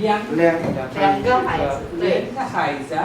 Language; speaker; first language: Chinese; non-native, learner; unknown